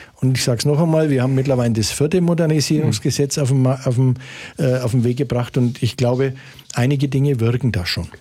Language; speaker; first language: German; native; German